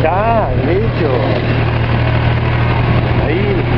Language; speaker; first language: Spanish; native; Spanish